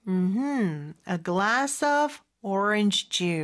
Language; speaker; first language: English; non-native, fluent; Korean